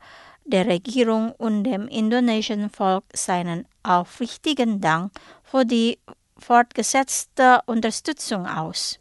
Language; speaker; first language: German; non-native, fluent; Indonesian